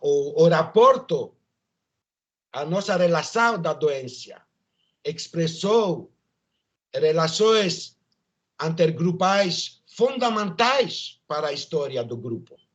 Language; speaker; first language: Portuguese; non-native, learner; French